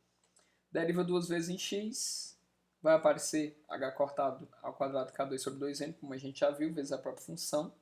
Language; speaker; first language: Portuguese; native; Portuguese